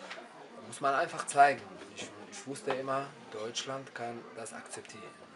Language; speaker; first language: German; non-native, fluent; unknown